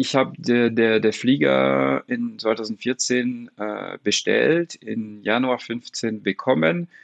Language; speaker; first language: German; non-native, fluent; French